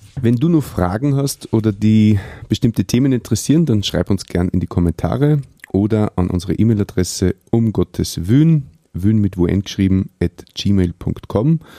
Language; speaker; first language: German; native; German